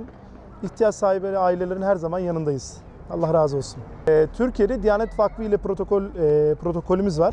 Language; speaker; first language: Turkish; native; Turkish